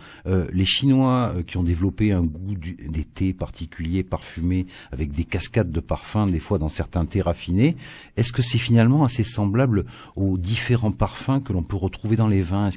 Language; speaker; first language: French; native; French